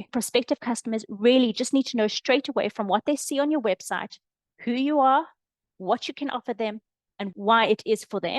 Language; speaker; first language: English; native; English